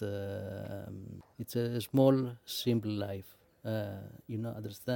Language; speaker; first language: English; non-native, learner; Greek